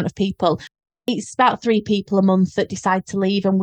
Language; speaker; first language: English; native; English